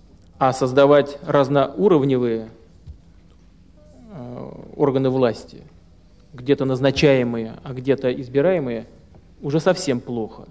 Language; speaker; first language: Russian; native; Russian